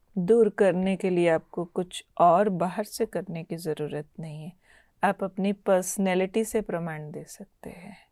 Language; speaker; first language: Hindi; native; Hindi